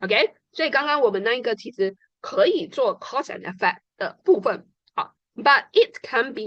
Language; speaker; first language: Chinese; native; Chinese